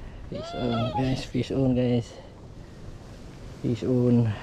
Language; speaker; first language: English; non-native, local second language; Filipino